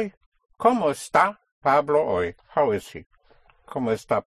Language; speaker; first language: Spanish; non-native, fluent; English